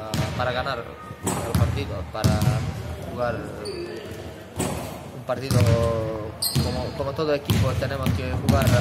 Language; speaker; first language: Spanish; non-native, fluent; Serbian